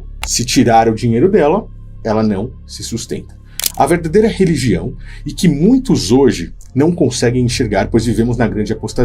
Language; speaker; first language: Portuguese; native; Portuguese